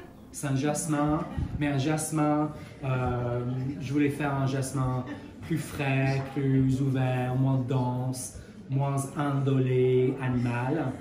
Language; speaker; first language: French; non-native, fluent; English